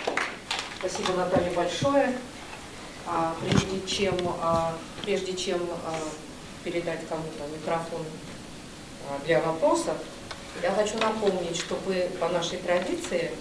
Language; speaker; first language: Russian; native; Russian